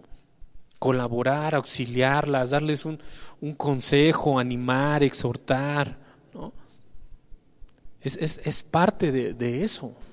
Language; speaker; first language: Spanish; native; Spanish